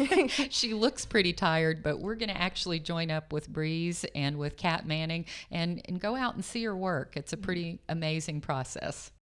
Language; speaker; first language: English; native; English